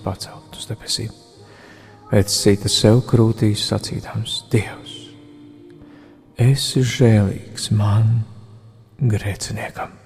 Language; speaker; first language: Latvian; native; Latvian